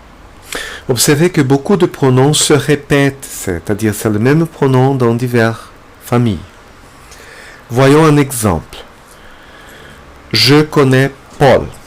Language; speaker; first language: French; non-native, fluent; Portuguese